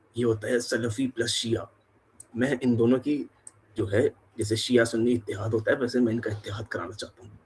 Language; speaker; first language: Urdu; non-native, local second language; Punjabi